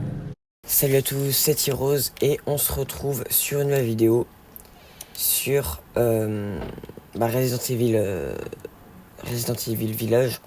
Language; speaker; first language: French; native; French